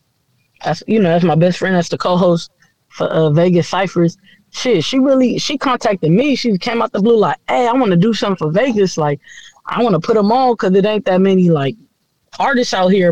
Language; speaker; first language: English; native; English